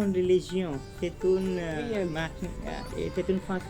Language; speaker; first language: French; non-native, learner; Hindi